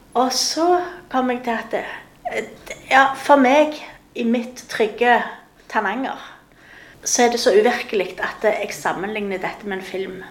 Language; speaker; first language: Norwegian; native; Norwegian